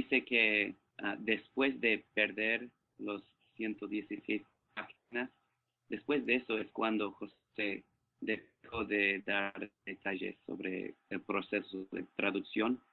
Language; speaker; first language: Spanish; non-native, fluent; English